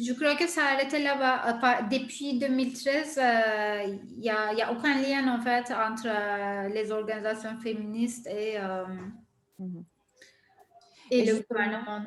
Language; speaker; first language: French; non-native, fluent; Turkish